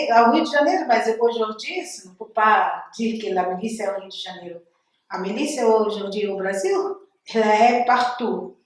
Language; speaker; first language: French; non-native, learner; Portuguese